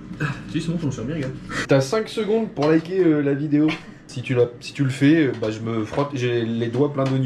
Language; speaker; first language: French; native; French